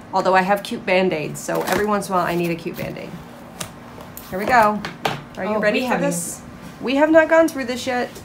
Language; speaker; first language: English; native; English